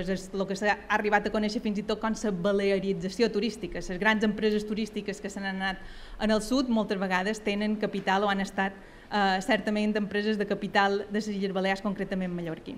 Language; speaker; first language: Catalan; native; Catalan